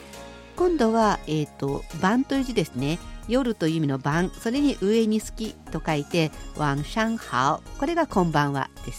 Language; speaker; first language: Japanese; native; Japanese